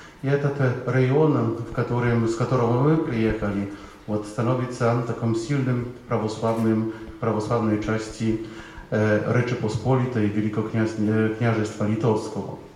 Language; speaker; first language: Russian; non-native, fluent; Polish